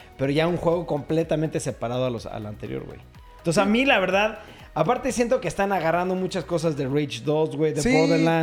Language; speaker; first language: Spanish; native; Spanish